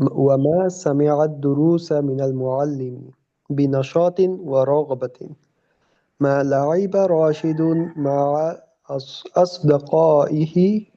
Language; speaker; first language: Arabic; non-native, learner; Bangla